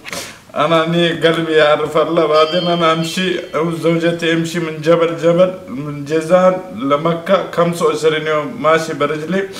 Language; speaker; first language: Arabic; non-native, learner; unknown